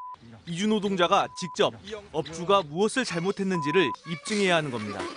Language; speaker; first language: Korean; native; Korean